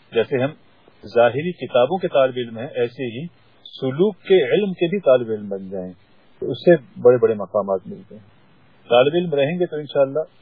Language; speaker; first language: Urdu; native; Urdu